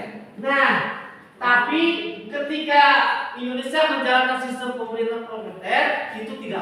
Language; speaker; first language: Indonesian; native; Indonesian